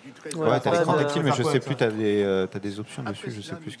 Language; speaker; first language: French; native; French